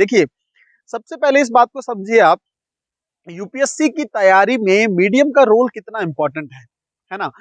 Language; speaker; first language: Hindi; non-native, local second language; Punjabi